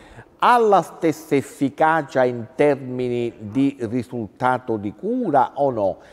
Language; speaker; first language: Italian; native; Italian